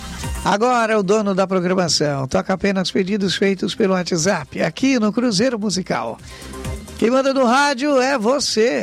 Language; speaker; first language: Portuguese; native; Portuguese